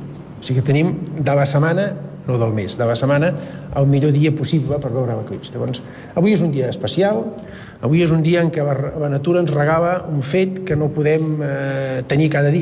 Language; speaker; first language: Catalan; native; Catalan